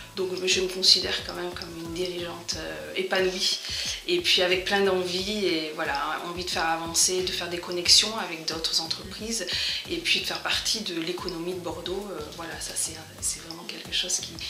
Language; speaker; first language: French; native; French